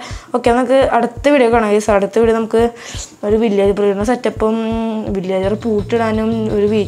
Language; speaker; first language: Malayalam; native; Malayalam